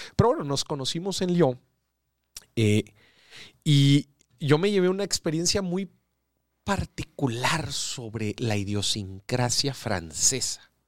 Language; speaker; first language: Spanish; native; Spanish